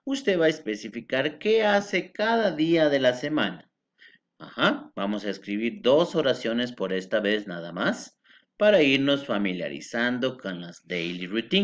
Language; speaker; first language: Spanish; native; Spanish